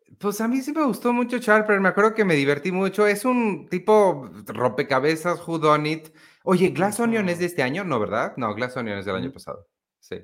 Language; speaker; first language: Spanish; native; Spanish